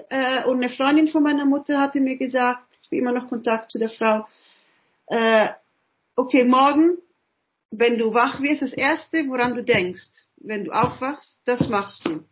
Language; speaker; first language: German; early bilingual, other home language; Italian